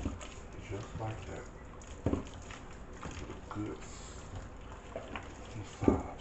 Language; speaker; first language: English; native; English